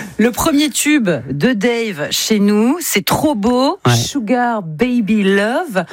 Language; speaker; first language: French; native; French